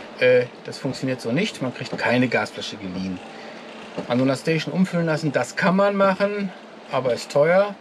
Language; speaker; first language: German; native; German